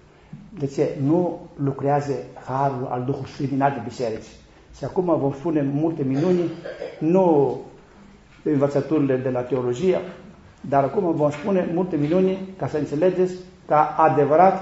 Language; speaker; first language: Romanian; non-native, learner; Greek